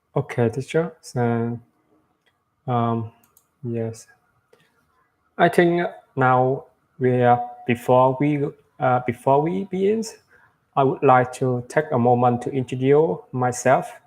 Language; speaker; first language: English; non-native, learner; Vietnamese